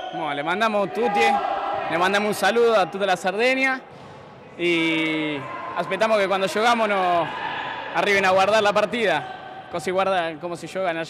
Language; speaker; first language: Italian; non-native, learner; Spanish